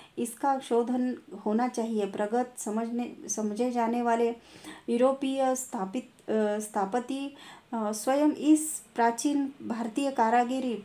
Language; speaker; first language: Hindi; non-native, local second language; Marathi